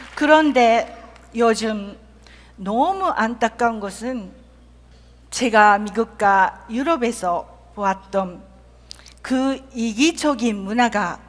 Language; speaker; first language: Korean; non-native, fluent; Japanese